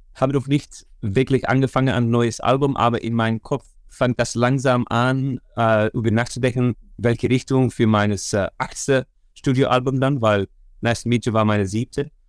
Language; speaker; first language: German; non-native, learner; Dutch